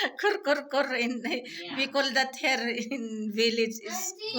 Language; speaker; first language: English; non-native, learner; Filipino